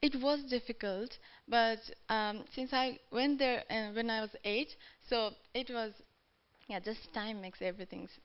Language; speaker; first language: English; non-native, learner; Nepali